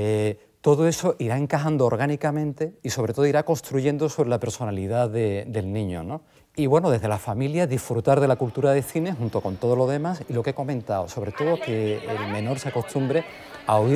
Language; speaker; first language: Spanish; native; Spanish